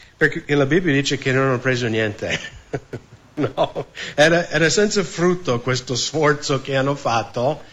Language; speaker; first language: Italian; non-native, fluent; English